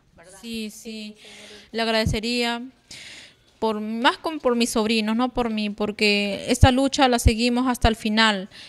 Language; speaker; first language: Spanish; native; Spanish